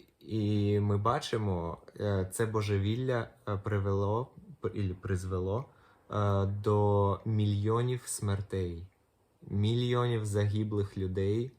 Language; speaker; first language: Ukrainian; non-native, local second language; Russian